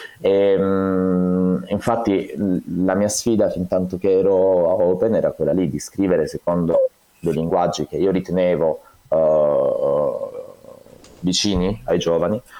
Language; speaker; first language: Italian; native; Italian